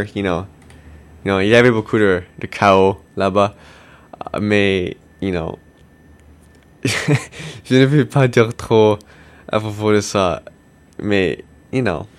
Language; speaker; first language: French; non-native, local second language; English